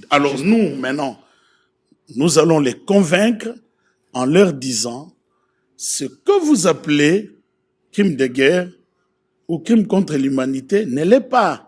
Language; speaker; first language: French; non-native, local second language; Lingala